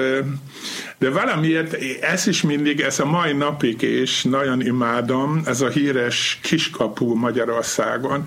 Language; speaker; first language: Hungarian; non-native, fluent; German